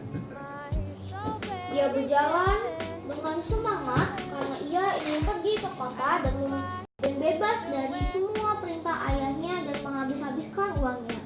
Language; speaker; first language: Indonesian; native; Indonesian